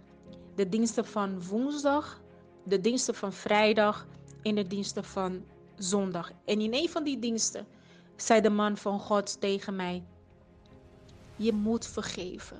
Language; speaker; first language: Dutch; non-native, fluent; Portuguese